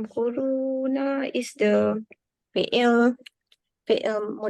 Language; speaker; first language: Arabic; non-native, learner; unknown